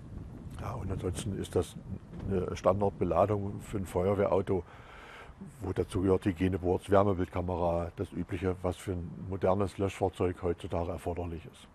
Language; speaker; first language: German; native; German